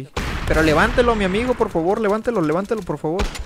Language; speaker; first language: Spanish; native; Spanish